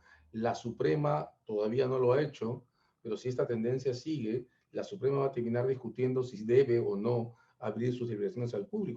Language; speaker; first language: Spanish; native; Spanish